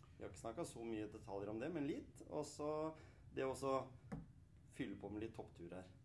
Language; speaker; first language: Norwegian; native; Norwegian